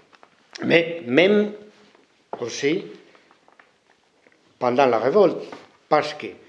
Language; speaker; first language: French; non-native, fluent; Spanish